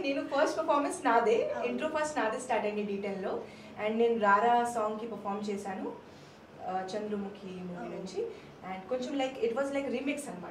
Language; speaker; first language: Telugu; non-native, local second language; Hindi